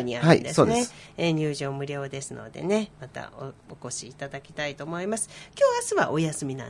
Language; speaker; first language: Japanese; native; Japanese